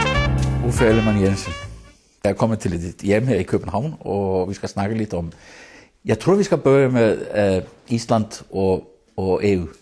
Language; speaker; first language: Danish; non-native, fluent; Icelandic